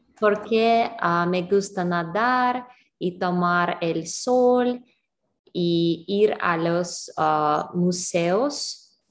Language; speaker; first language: Spanish; non-native, learner; English